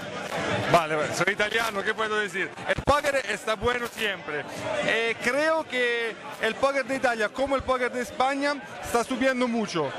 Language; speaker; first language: Spanish; non-native, fluent; Italian